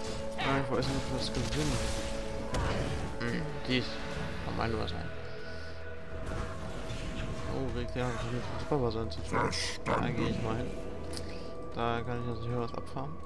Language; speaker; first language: German; native; German